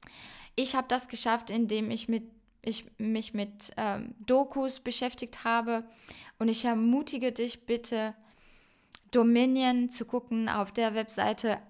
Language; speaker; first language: German; non-native, fluent; French